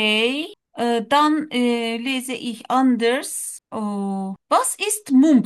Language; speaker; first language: German; non-native, learner; Turkish